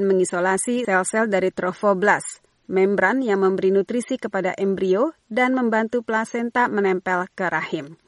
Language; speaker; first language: Indonesian; native; Indonesian